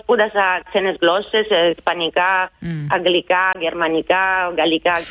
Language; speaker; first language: Greek; non-native, fluent; Italian